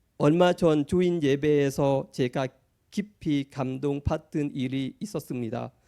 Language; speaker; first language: Korean; non-native, fluent; Thai